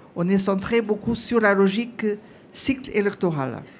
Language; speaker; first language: French; non-native, fluent; Portuguese